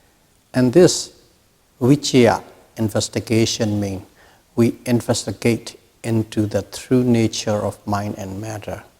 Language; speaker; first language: English; non-native, fluent; Burmese